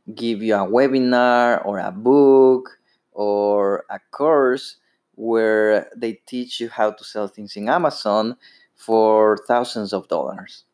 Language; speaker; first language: English; non-native, fluent; Spanish